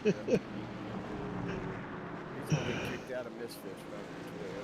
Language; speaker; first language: English; native; English